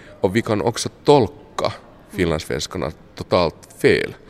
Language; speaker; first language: Swedish; non-native, local second language; Finnish